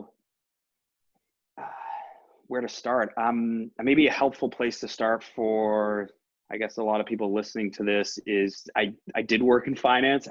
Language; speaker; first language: English; native; English